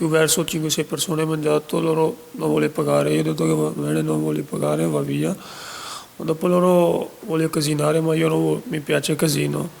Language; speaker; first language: Italian; non-native, learner; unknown